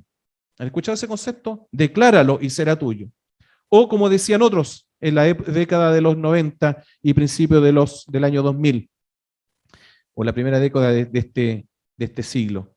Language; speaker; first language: Spanish; native; Spanish